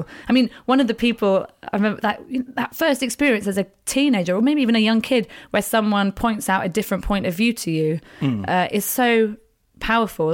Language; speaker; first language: English; native; English